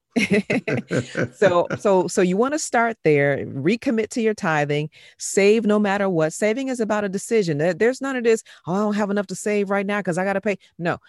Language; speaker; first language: English; native; English